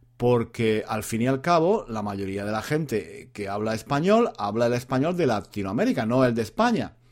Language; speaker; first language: Spanish; native; Spanish